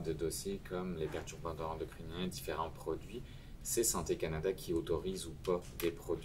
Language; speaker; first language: French; native; French